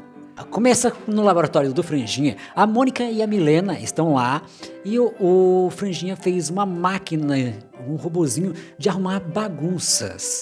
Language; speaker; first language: Portuguese; native; Portuguese